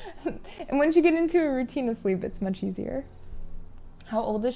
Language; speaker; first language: English; native; English